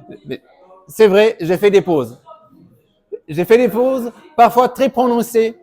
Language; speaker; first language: French; non-native, fluent; German